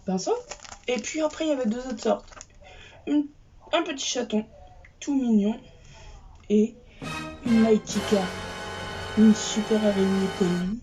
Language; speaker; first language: French; native; French